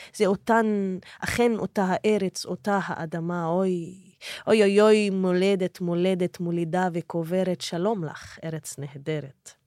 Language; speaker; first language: Hebrew; non-native, local second language; Arabic